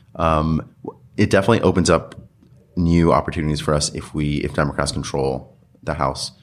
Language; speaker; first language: English; native; English